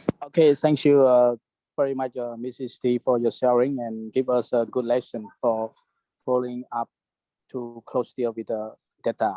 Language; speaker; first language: English; non-native, learner; Khmer